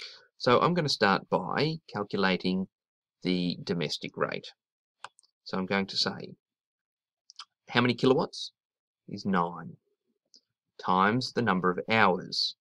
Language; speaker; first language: English; native; English